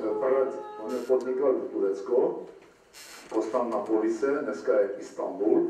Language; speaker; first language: Czech; non-native, learner; Armenian